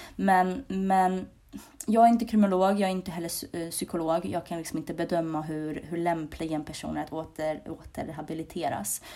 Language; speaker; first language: Swedish; early bilingual, other home language; Hungarian